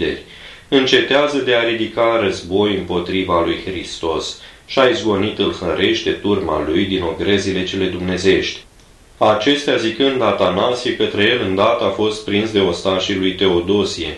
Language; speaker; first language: Romanian; native; Romanian